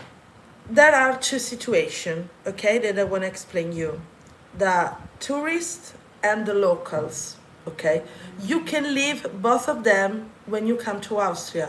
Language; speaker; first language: English; non-native, fluent; Italian